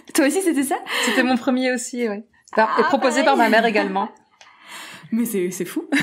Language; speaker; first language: French; native; French